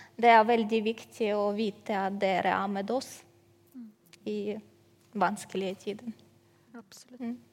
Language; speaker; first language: Norwegian; non-native, fluent; Ukrainian